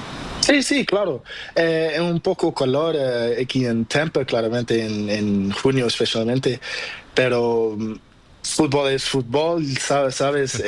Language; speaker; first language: Spanish; non-native, learner; Portuguese